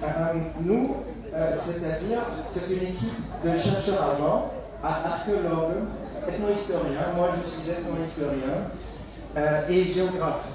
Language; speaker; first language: French; non-native, fluent; German